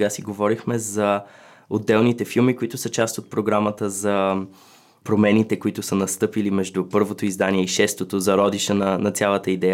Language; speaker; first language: Bulgarian; native; Bulgarian